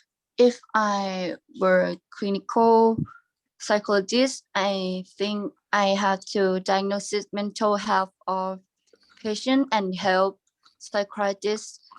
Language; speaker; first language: English; non-native, learner; Thai